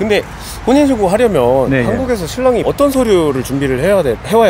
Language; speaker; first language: Korean; native; Korean